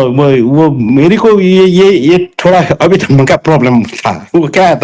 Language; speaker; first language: Hindi; non-native, local second language; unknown